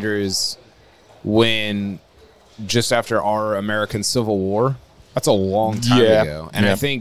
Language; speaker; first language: English; native; English